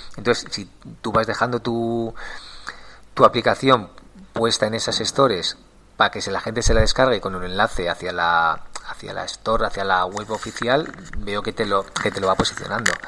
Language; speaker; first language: Spanish; native; Spanish